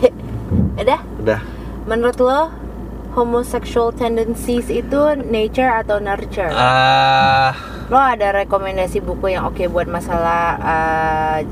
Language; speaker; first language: Indonesian; native; Indonesian